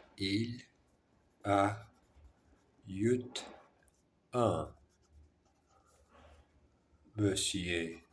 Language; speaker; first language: French; non-native, learner; Portuguese